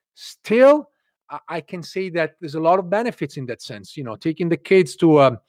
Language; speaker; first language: English; non-native, fluent; Italian